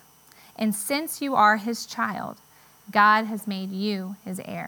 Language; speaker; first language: English; native; English